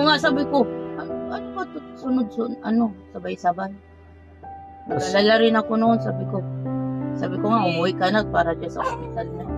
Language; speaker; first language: Filipino; non-native, local second language; Bikol